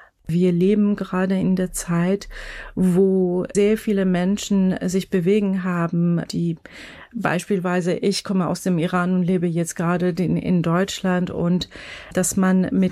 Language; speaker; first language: German; non-native, fluent; Persian